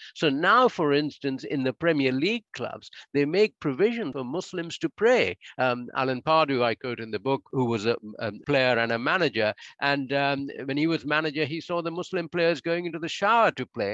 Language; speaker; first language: English; non-native, local second language; Bangla